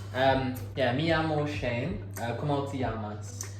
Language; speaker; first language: Spanish; non-native, learner; English